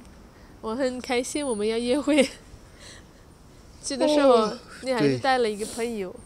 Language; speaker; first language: Chinese; non-native, fluent; Swedish